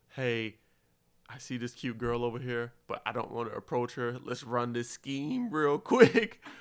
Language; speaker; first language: English; native; English